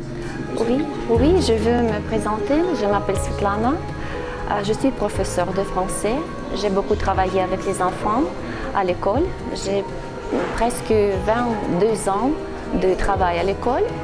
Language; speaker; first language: French; non-native, fluent; Russian